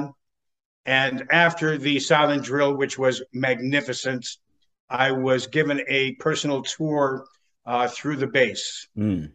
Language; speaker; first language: English; native; English